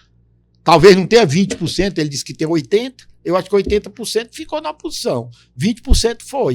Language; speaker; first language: Portuguese; native; Portuguese